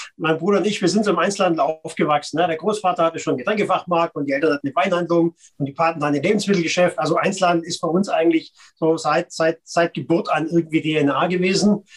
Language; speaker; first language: German; native; German